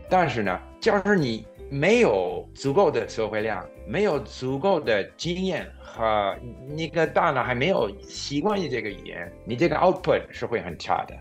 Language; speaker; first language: Chinese; non-native, fluent; English